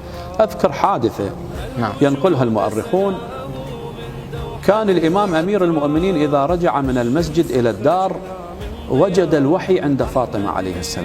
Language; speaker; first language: Arabic; native; Arabic